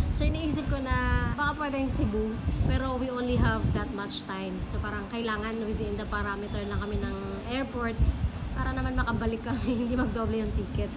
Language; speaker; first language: Filipino; native; Filipino